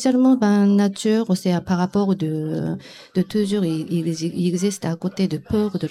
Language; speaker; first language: French; non-native, learner; Japanese